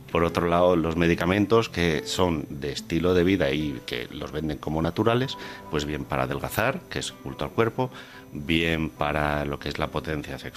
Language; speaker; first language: Spanish; native; Spanish